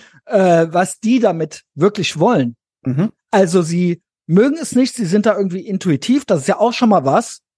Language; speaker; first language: German; native; German